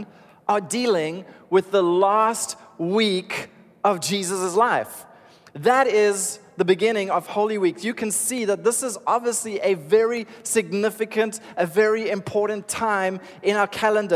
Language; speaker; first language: English; native; English